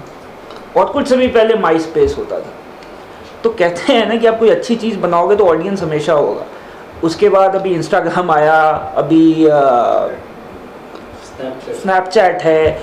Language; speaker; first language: Hindi; native; Hindi